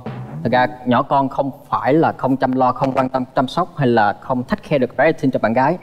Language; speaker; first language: Vietnamese; native; Vietnamese